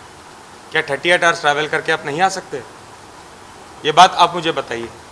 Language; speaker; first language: Hindi; native; Hindi